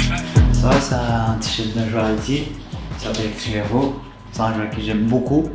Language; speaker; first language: French; non-native, local second language; Haitian Creole